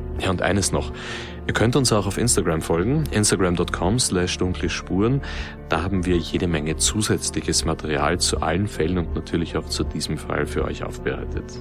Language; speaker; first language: German; native; German